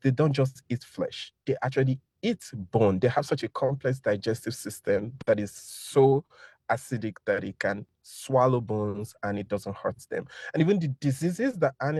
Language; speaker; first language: English; non-native, local second language; Igbo